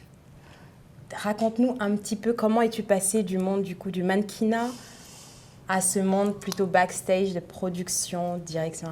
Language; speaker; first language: French; native; French